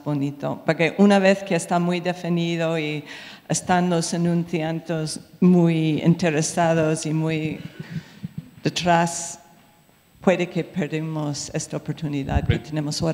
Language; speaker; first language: Spanish; non-native, fluent; English